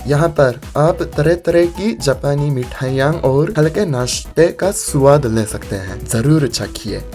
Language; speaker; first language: Hindi; non-native, fluent; Japanese